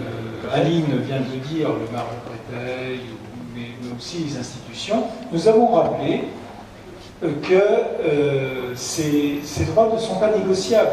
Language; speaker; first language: French; native; French